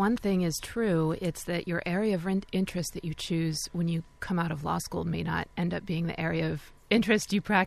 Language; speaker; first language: English; native; English